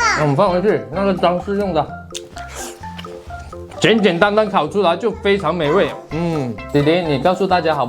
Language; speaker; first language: Chinese; native; Chinese